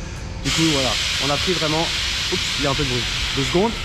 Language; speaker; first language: French; native; French